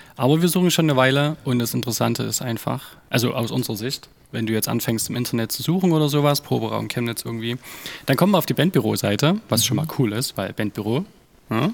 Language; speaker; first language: German; native; German